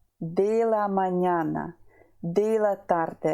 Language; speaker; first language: Spanish; non-native, fluent; Ukrainian